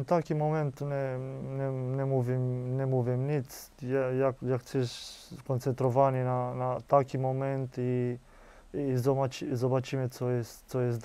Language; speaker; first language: Polish; non-native, learner; Romanian